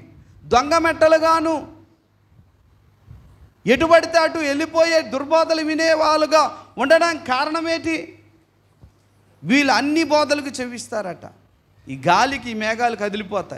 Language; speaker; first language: Telugu; native; Telugu